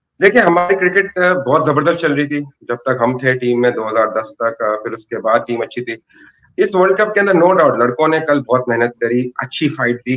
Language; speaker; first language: Urdu; native; Urdu